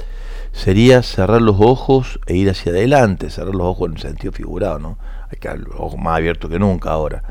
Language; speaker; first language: Spanish; native; Spanish